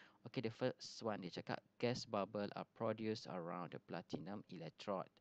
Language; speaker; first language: English; non-native, local second language; Malay